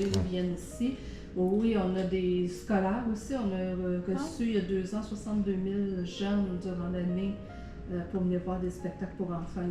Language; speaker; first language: French; native; French